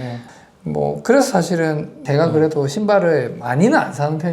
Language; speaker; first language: Korean; native; Korean